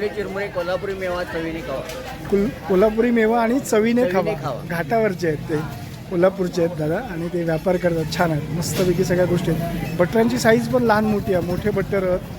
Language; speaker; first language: Marathi; non-native, local second language; Konkani